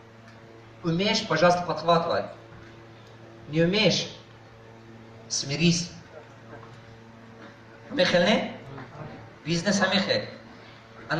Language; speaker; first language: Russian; non-native, fluent; Tajik